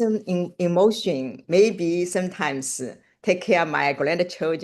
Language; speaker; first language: English; non-native, learner; Chinese